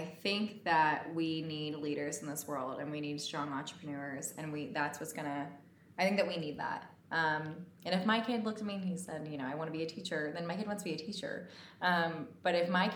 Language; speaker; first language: English; native; English